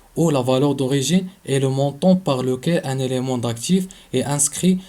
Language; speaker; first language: French; non-native, local second language; Arabic